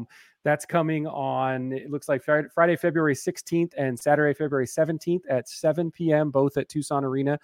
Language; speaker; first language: English; native; English